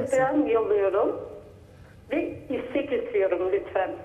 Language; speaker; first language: Turkish; early bilingual, heritage; Turkish